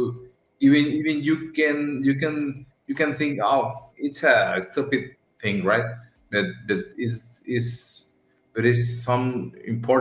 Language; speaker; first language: English; non-native, learner; Spanish